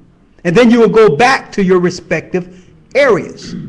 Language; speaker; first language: English; native; English